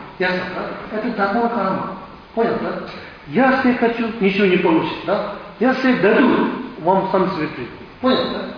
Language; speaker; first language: Russian; non-native, learner; Tibetan